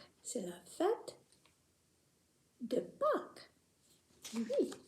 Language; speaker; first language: French; non-native, fluent; English